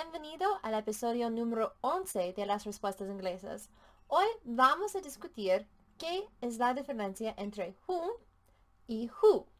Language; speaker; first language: Spanish; non-native, fluent; English